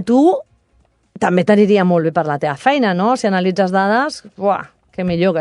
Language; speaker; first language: Catalan; native; Catalan